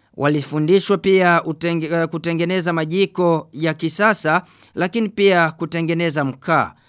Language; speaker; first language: Swahili; non-native, local second language; Rundi